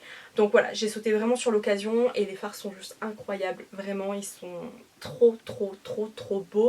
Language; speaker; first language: French; native; French